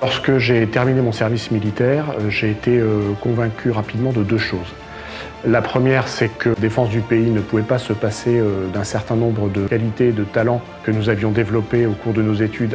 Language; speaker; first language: French; native; French